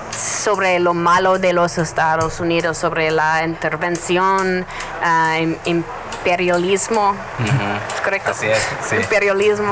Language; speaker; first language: Spanish; non-native, learner; English